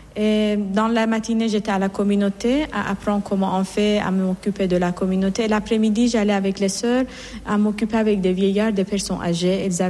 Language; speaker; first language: French; non-native, fluent; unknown